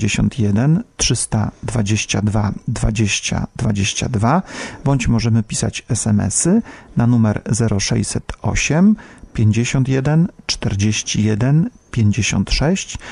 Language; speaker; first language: Polish; native; Polish